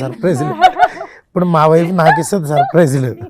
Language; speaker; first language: Telugu; native; Telugu